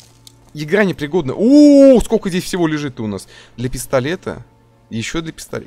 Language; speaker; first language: Russian; native; Russian